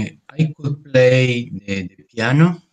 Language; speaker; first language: English; non-native, learner; Spanish